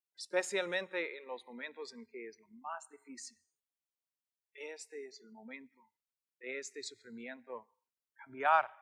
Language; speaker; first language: Spanish; non-native, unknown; English